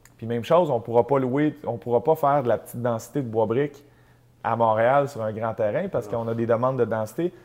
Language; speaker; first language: French; native; French